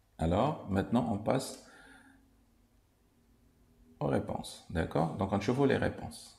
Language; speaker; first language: French; non-native, local second language; Arabic